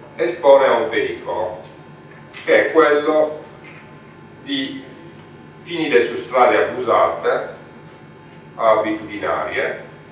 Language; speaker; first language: Italian; native; Italian